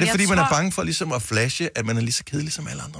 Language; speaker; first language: Danish; native; Danish